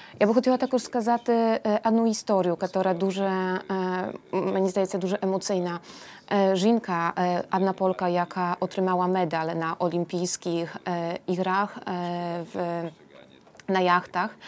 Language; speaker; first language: Polish; non-native, learner; Ukrainian